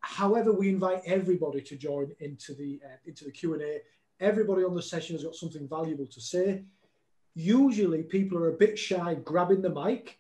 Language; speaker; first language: English; native; English